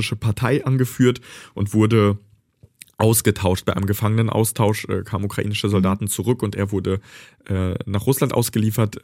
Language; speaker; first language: German; native; German